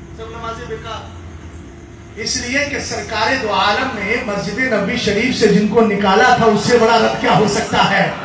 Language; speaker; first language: Urdu; native; Urdu